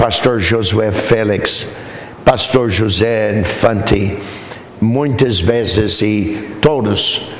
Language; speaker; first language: Portuguese; non-native, fluent; English